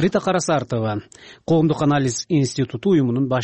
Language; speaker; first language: Kyrgyz; native; Kyrgyz